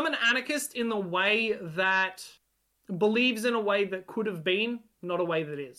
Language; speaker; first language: English; non-native, local second language; Hungarian